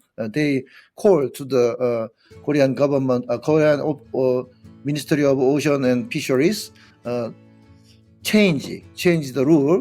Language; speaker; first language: English; non-native, learner; Korean